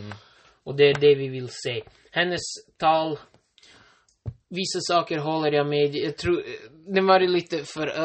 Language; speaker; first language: Swedish; non-native, local second language; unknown